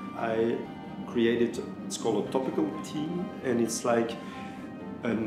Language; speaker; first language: English; non-native, fluent; Dutch